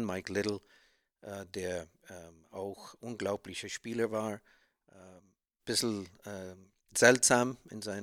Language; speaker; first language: German; non-native, learner; English